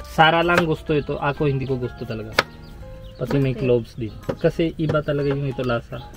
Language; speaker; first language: Filipino; non-native, learner; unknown